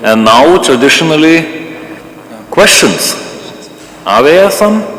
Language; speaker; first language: English; non-native, fluent; Lithuanian